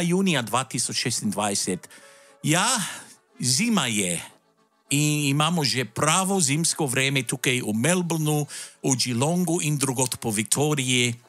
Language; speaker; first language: Slovenian; early bilingual, heritage; Slovenian